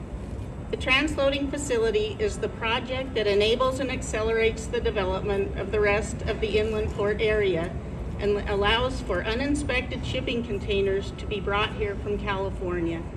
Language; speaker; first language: English; native; English